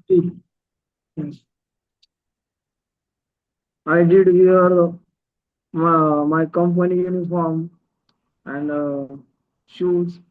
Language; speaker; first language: English; non-native, learner; Marathi